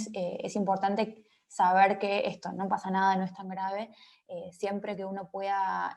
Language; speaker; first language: Spanish; native; Spanish